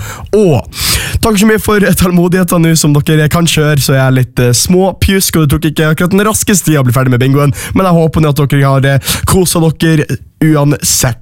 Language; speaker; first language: Norwegian; native; Norwegian